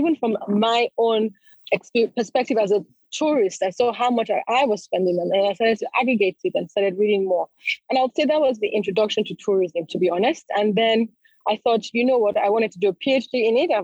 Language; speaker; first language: English; non-native, local second language; Yoruba